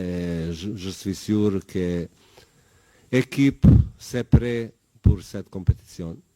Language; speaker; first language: French; non-native, learner; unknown